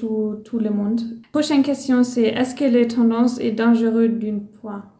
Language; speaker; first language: French; non-native, learner; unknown